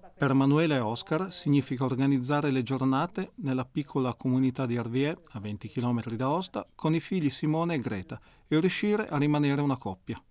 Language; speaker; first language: Italian; native; Italian